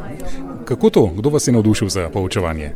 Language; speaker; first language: Slovenian; native; Slovenian